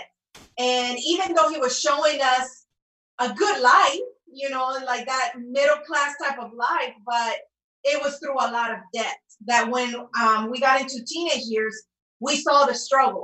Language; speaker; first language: English; non-native, fluent; Spanish